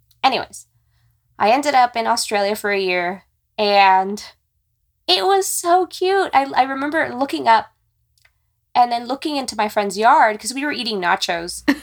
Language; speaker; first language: English; native; English